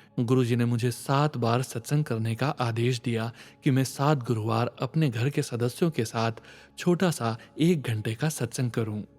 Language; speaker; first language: Hindi; native; Hindi